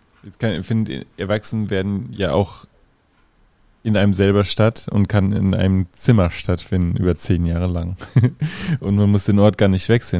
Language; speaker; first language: German; native; German